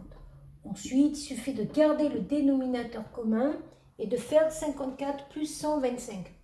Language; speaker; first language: French; native; French